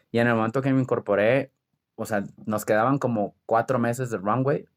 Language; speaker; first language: Spanish; native; Spanish